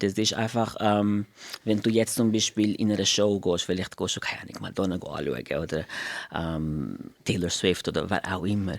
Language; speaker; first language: German; non-native, fluent; Portuguese